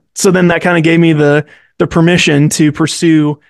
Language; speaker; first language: English; native; English